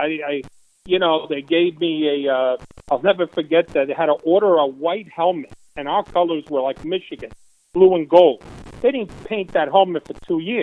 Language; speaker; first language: English; early bilingual, other home language; Spanish